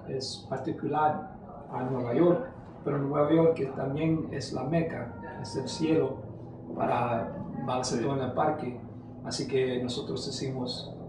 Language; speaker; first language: Spanish; early bilingual, heritage; English